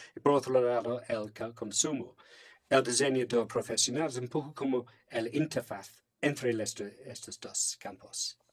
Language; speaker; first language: Spanish; non-native, fluent; English